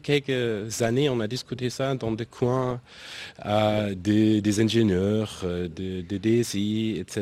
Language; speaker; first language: French; non-native, fluent; German